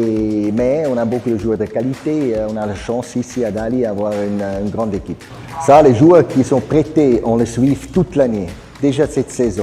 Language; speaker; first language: French; non-native, fluent; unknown